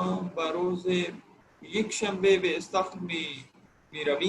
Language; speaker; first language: Persian; non-native, learner; Urdu